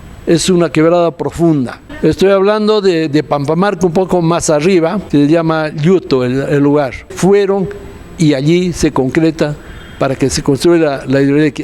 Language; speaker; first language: Spanish; native; Spanish